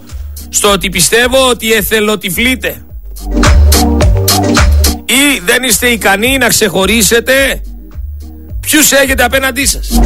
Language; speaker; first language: Greek; native; Greek